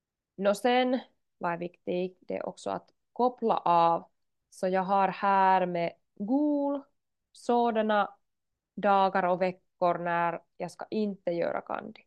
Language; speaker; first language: Swedish; non-native, local second language; Finnish